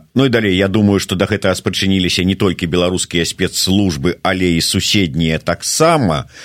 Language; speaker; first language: Belarusian; native; Belarusian